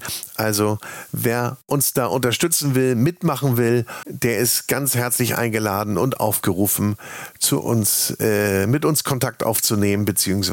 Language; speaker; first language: German; native; German